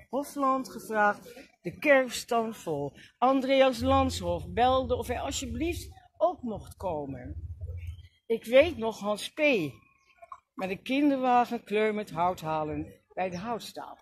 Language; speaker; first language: Dutch; native; Dutch